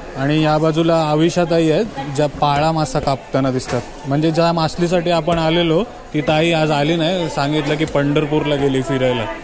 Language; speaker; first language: Marathi; native; Marathi